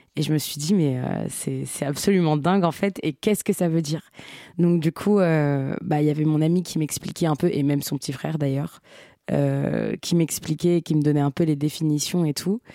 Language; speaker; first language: French; native; French